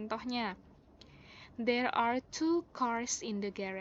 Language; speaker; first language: English; non-native, fluent; Indonesian